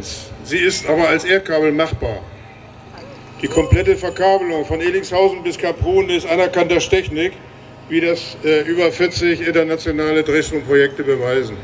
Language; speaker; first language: German; native; German